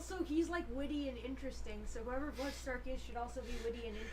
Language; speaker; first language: English; native; English